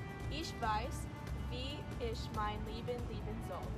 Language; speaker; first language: German; non-native, learner; English